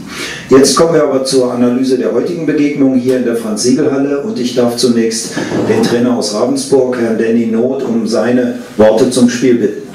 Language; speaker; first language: German; native; German